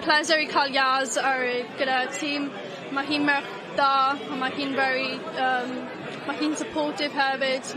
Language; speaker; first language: Welsh; non-native, local second language; English